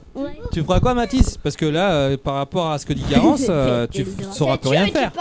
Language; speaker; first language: French; native; French